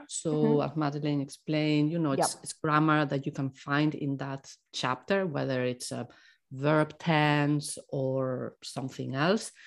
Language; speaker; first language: English; non-native, fluent; Spanish